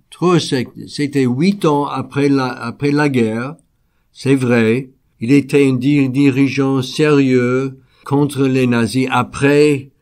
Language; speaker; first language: French; non-native, fluent; English